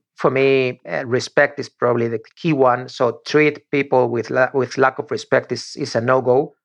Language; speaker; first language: English; non-native, fluent; Spanish